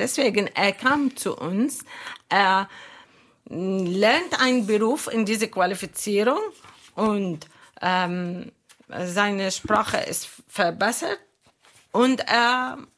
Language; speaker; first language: German; non-native, fluent; Arabic